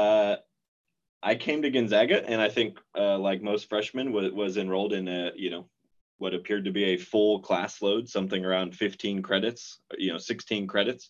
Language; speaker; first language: English; native; English